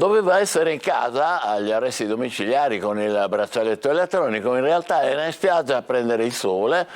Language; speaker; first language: Italian; native; Italian